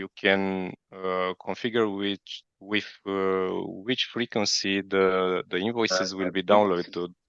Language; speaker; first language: English; non-native, fluent; Romanian